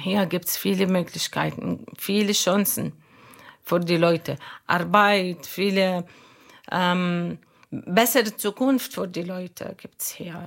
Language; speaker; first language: German; non-native, learner; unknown